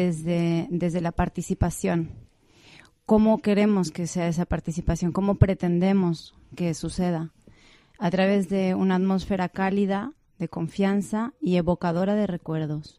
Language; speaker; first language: Spanish; native; Spanish